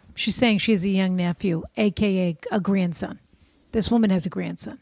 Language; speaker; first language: English; native; English